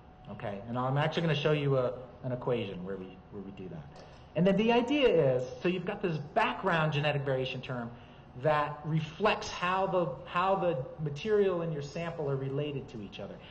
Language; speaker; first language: English; native; English